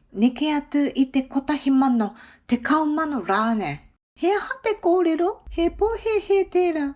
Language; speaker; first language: Māori; non-native, fluent; Japanese